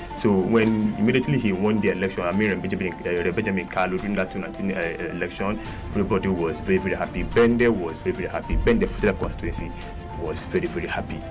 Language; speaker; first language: English; non-native, local second language; Igbo